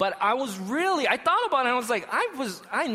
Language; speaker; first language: English; native; English